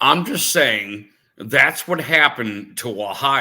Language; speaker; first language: English; native; English